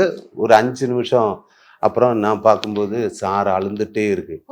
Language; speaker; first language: Tamil; non-native, learner; Malayalam